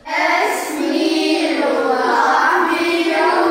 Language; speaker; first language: Latvian; early bilingual, heritage; Latvian